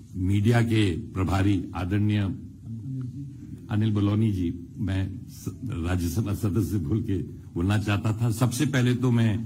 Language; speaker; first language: Hindi; native; Hindi